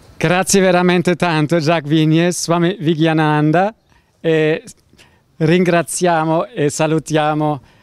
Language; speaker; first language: Italian; native; Italian